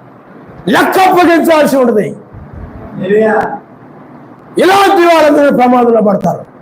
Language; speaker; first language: Telugu; native; Telugu